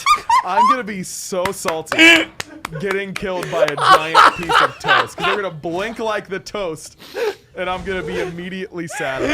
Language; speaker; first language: English; native; English